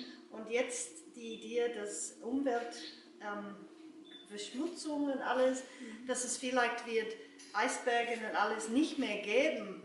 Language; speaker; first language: German; non-native, learner; English